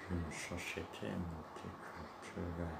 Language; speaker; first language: French; non-native, learner; Turkish